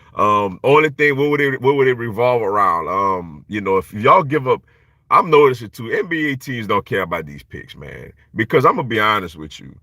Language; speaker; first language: English; native; English